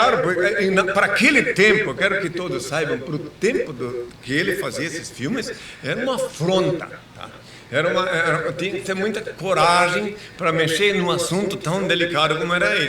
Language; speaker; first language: Portuguese; native; Portuguese